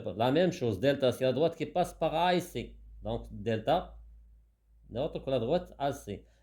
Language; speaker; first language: French; non-native, local second language; Arabic